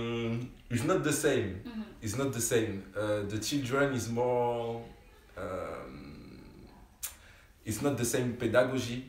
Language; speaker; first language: English; non-native, learner; French